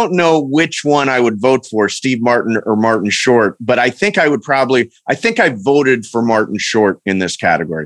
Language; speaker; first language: English; native; English